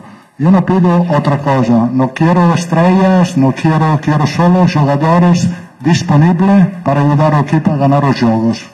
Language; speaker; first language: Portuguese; non-native, learner; Italian